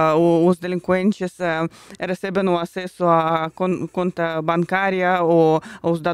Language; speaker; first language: Portuguese; non-native, fluent; Russian